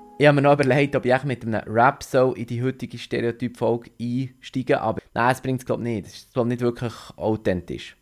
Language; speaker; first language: German; native; German